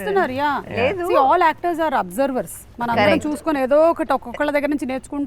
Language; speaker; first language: Telugu; native; Telugu